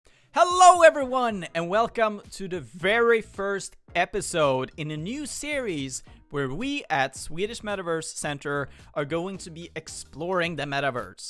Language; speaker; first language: English; non-native, fluent; Swedish